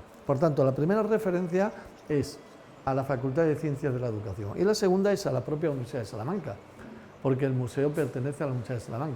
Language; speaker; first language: Spanish; native; Spanish